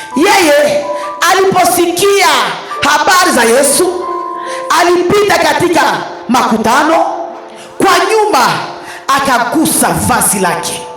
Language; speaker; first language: Swahili; non-native, local second language; Nande